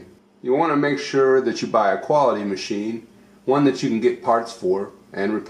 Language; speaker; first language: English; native; English